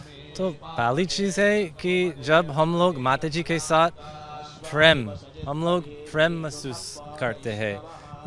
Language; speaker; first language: Hindi; non-native, learner; English